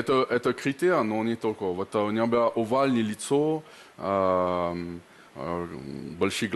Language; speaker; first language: Russian; non-native, learner; French